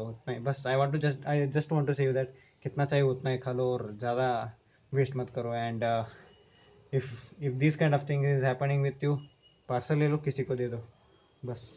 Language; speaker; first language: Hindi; non-native, local second language; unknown